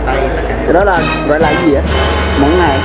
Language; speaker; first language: Vietnamese; non-native, fluent; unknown